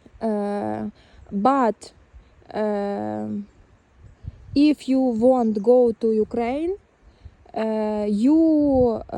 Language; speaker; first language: English; non-native, learner; Ukrainian